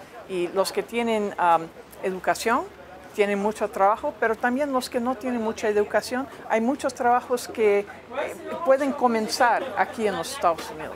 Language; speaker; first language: Spanish; non-native, fluent; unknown